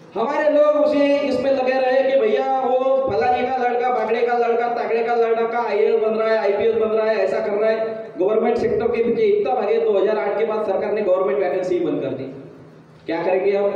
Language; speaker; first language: Hindi; non-native, local second language; Marathi